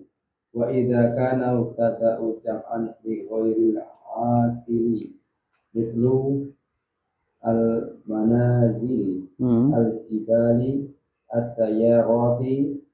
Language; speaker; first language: Arabic; non-native, learner; Indonesian